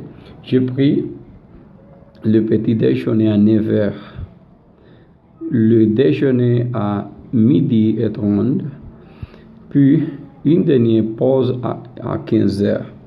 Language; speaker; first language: French; non-native, learner; Spanish